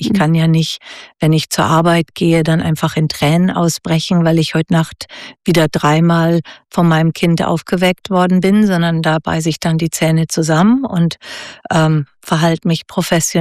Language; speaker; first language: German; native; German